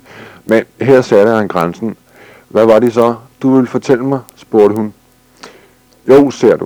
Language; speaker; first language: Danish; native; Danish